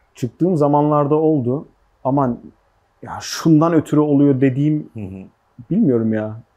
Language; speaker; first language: Turkish; early bilingual, heritage; Turkish